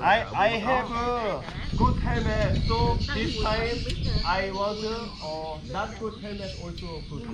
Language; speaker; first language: English; non-native, learner; Korean